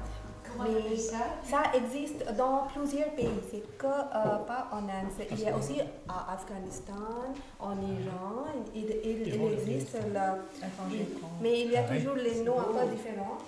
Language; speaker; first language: French; non-native, fluent; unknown